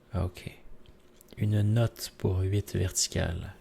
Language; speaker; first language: French; native; French